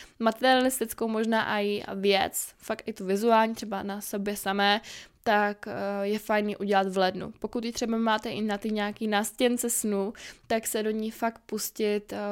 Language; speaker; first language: Czech; native; Czech